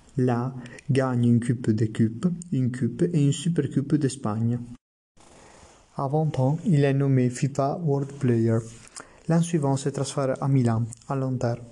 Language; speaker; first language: French; non-native, learner; Italian